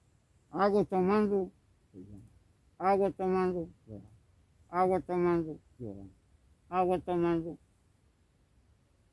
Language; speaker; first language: Spanish; non-native, local second language; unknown